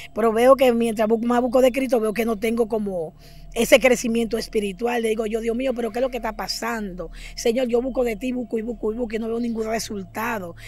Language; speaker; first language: Spanish; native; Spanish